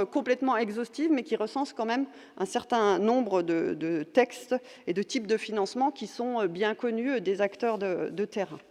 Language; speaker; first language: French; native; French